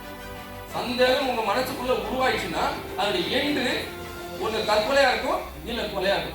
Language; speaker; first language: Tamil; native; Tamil